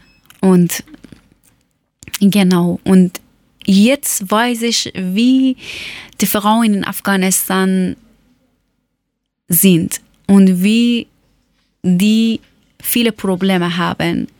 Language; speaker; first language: German; non-native, learner; Persian